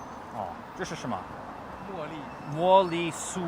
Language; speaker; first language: Chinese; non-native, fluent; English